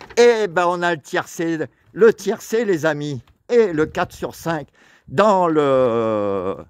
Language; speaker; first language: French; native; French